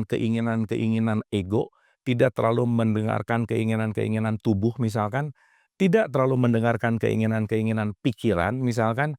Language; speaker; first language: Indonesian; native; Indonesian